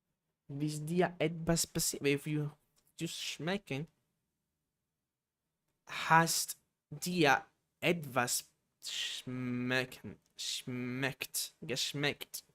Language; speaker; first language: German; non-native, learner; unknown